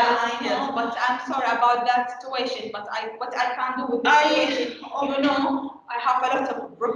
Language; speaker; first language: English; non-native, learner; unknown